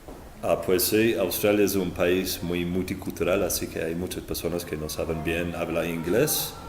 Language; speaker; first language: Spanish; non-native, fluent; English